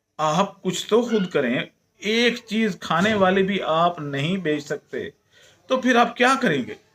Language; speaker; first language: Urdu; non-native, local second language; Punjabi